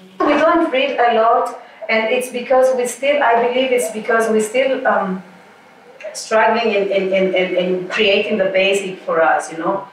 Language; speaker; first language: English; non-native, fluent; Portuguese